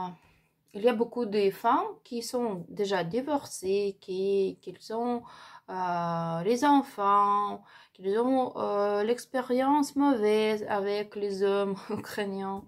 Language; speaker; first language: French; non-native, learner; Ukrainian